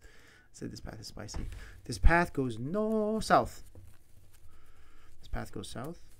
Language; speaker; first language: English; native; English